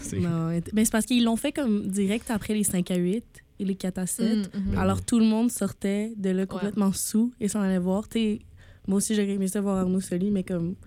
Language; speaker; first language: French; native; French